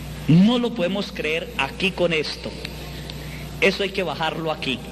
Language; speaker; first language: Spanish; native; Spanish